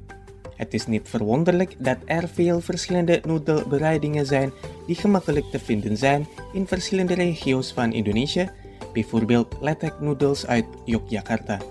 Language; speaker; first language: Dutch; non-native, fluent; Indonesian